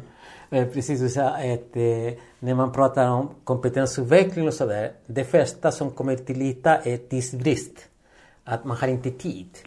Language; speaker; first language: Swedish; non-native, fluent; Spanish